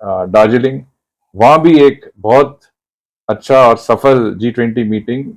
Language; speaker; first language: Hindi; non-native, local second language; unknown